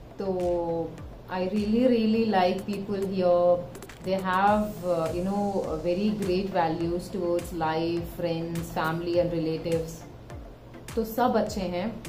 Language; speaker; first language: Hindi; non-native, local second language; Telugu